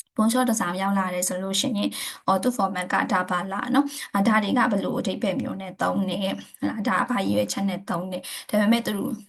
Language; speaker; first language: Burmese; native; Burmese